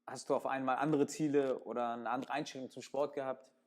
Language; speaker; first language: German; native; German